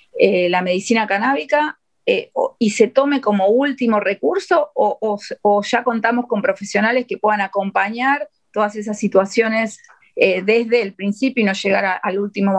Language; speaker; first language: Spanish; native; Spanish